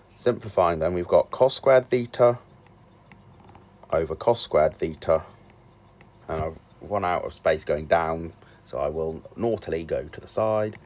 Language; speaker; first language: English; native; English